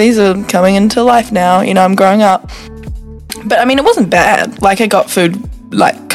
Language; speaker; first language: English; native; English